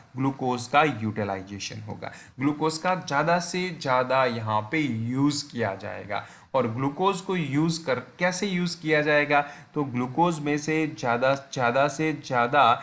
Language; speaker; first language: Hindi; non-native, local second language; Gujarati